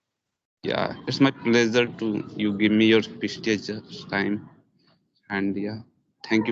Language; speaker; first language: English; non-native, learner; Hindi